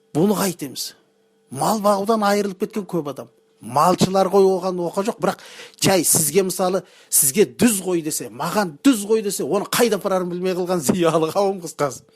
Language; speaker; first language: Kazakh; early bilingual, heritage; Kazakh